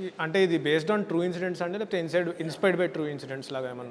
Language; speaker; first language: Telugu; native; Telugu